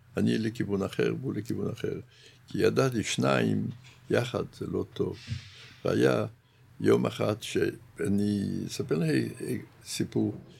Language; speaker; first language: Hebrew; non-native, fluent; Yiddish